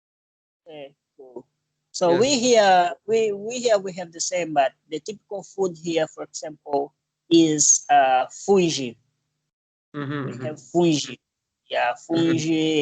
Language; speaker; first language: English; non-native, learner; Portuguese